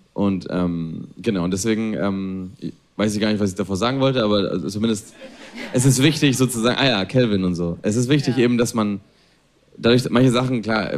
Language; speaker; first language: German; non-native, fluent; Spanish